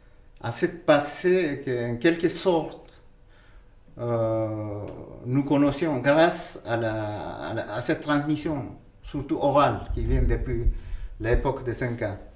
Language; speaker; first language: French; non-native, fluent; Quechua